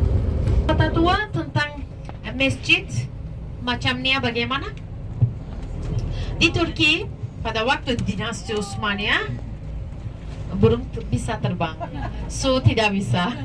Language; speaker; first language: Indonesian; non-native, fluent; Turkish